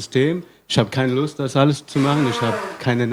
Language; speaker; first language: German; non-native, fluent; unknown